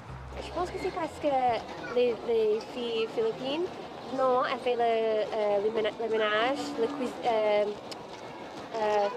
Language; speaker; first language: French; non-native, fluent; English